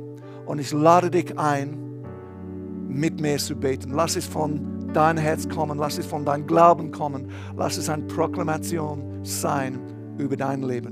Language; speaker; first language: German; non-native, fluent; English